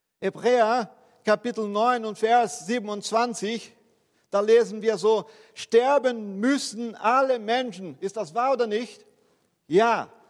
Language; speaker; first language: German; non-native, fluent; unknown